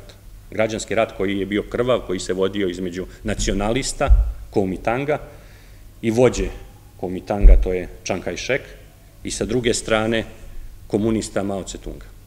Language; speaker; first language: Serbian; native; Serbian